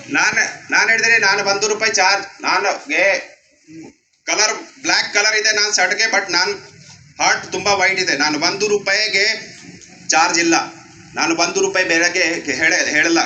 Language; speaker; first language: Kannada; non-native, learner; Hindi